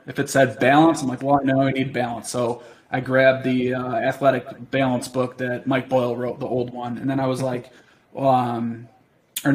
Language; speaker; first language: English; native; English